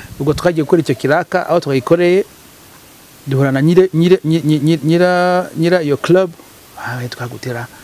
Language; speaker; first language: Kinyarwanda; early bilingual, heritage; Kinyarwanda